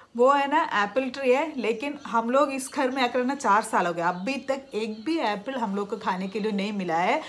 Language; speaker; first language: Hindi; non-native, local second language; Malayalam